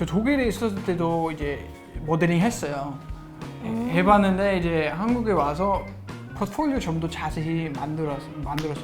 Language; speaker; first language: Korean; non-native, learner; German